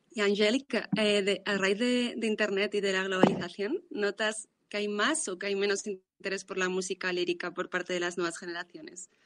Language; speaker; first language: Spanish; native; Spanish